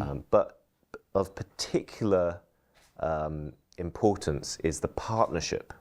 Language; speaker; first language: English; early bilingual, heritage; English